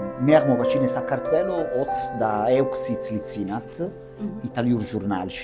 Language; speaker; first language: Georgian; non-native, learner; Italian